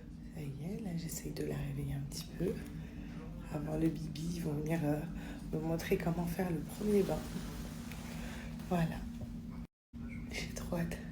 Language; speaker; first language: French; native; French